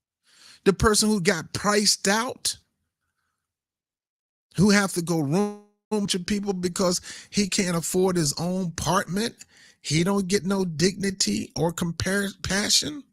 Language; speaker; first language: English; native; English